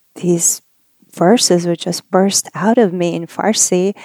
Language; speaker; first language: English; non-native, fluent; Persian